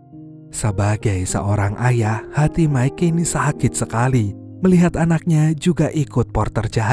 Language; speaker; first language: Indonesian; native; Indonesian